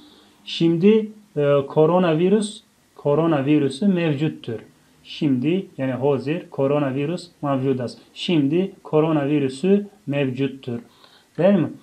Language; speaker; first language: Turkish; non-native, fluent; Tajik